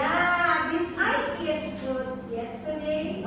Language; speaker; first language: English; non-native, learner; Indonesian